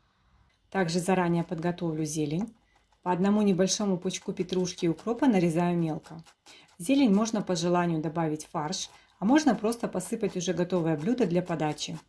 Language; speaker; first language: Russian; native; Russian